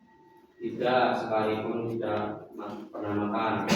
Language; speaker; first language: Indonesian; native; Indonesian